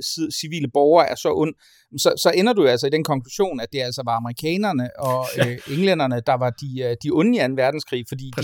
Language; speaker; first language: Danish; native; Danish